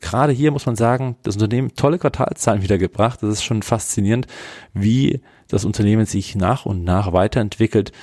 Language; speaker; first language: German; native; German